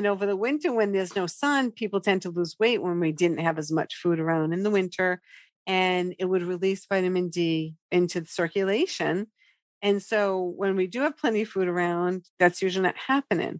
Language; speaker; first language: English; native; English